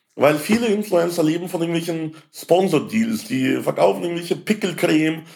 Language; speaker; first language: German; native; German